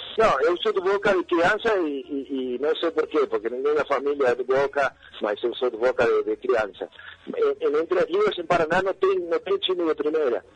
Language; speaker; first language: Portuguese; non-native, fluent; Spanish